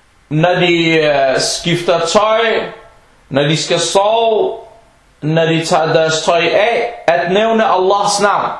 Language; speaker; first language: Danish; non-native, fluent; Arabic